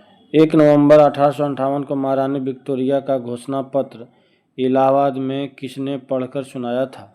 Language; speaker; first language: Hindi; native; Hindi